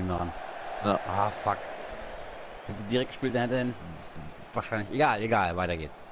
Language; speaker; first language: German; native; German